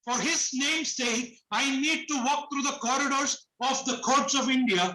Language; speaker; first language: English; non-native, local second language; Malayalam